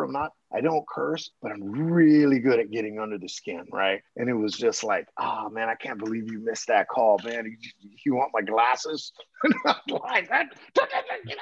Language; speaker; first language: English; native; English